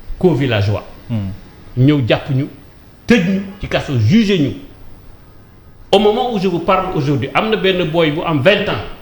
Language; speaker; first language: Wolof; non-native, local second language; Jola-Fonyi